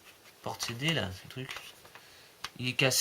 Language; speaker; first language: French; native; French